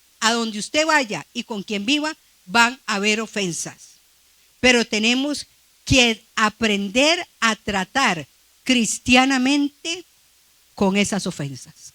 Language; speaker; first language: Spanish; native; Spanish